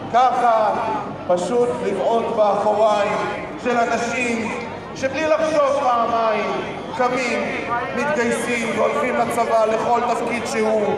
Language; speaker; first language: Hebrew; native; Hebrew